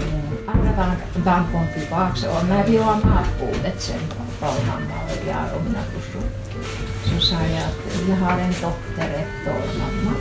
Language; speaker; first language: Swedish; non-native, learner; Finnish